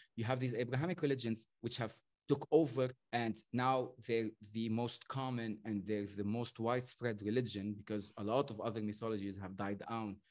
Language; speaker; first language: English; non-native, fluent; Arabic